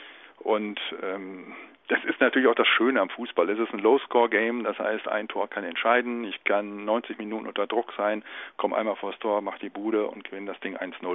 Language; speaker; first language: German; native; German